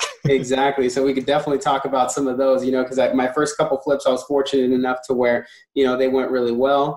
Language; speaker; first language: English; native; English